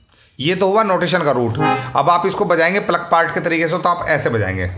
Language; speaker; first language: Hindi; native; Hindi